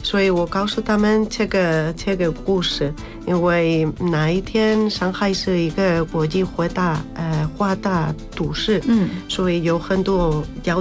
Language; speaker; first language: Chinese; non-native, fluent; Spanish